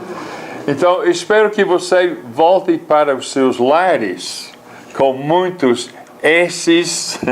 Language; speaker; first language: Portuguese; non-native, fluent; English